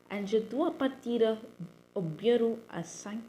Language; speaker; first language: French; non-native, learner; Tamil